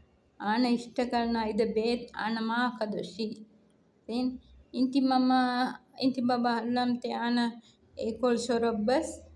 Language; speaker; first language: Arabic; non-native, learner; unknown